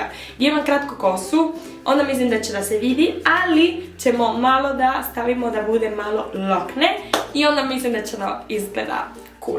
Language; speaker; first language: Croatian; early bilingual, heritage; Spanish